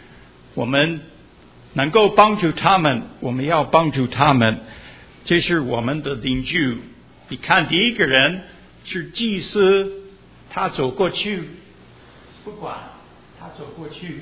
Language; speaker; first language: Chinese; early bilingual, heritage; Chinese